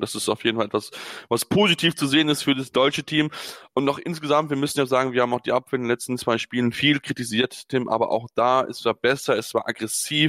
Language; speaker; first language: German; native; German